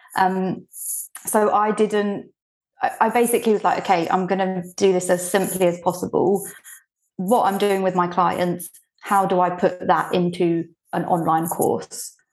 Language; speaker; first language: English; early bilingual, other home language; Bulgarian